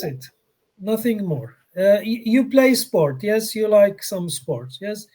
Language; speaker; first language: English; non-native, fluent; Polish